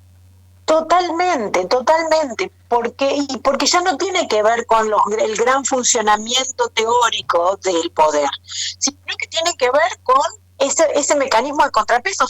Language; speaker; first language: Spanish; native; Spanish